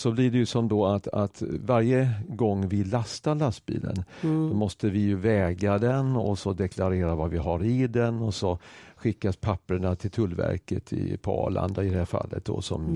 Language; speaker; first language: Swedish; native; Swedish